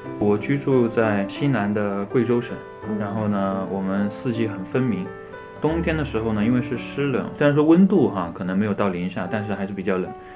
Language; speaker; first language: Chinese; native; Chinese